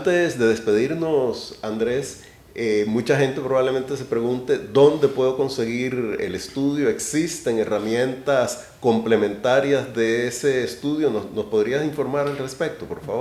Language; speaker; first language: Spanish; native; Spanish